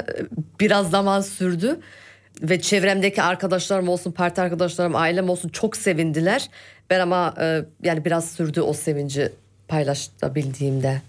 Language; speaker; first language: Turkish; early bilingual, heritage; Turkish